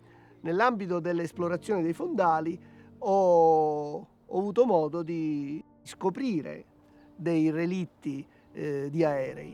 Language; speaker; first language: Italian; native; Italian